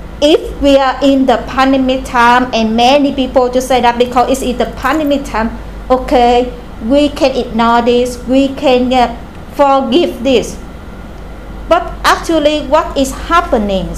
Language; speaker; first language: English; non-native, learner; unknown